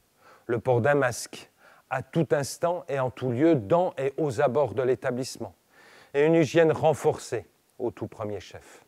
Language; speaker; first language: French; native; French